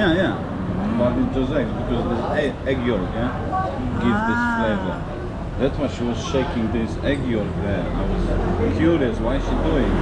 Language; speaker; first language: English; non-native, fluent; Polish